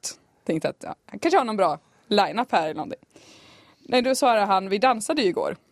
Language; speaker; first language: Swedish; native; Swedish